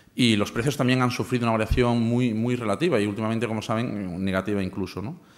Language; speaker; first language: Spanish; native; Spanish